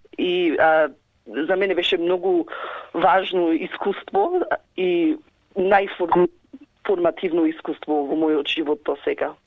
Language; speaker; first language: Macedonian; early bilingual, heritage; Macedonian